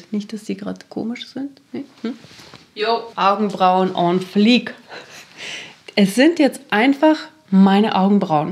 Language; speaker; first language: German; native; German